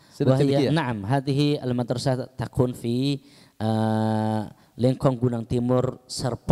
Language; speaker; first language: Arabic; non-native, fluent; Indonesian